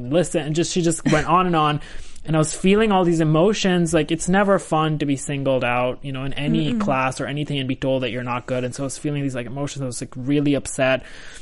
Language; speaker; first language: English; non-native, local second language; Hindi